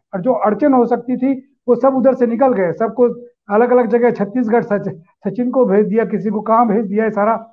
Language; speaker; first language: Hindi; native; Hindi